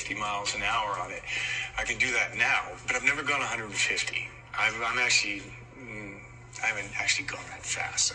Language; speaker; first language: English; native; English